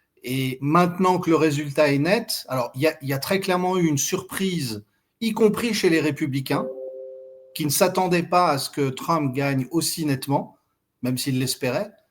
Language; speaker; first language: French; native; French